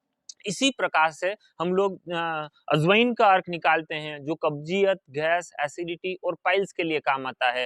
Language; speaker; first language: Hindi; native; Hindi